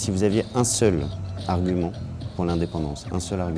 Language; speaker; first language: French; native; French